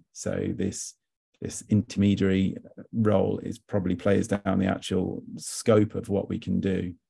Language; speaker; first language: English; native; English